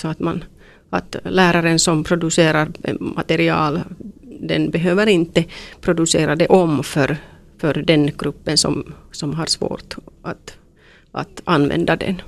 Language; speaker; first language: Swedish; non-native, local second language; Finnish